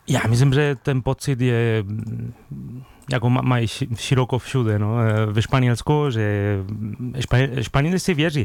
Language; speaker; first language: Czech; non-native, fluent; Spanish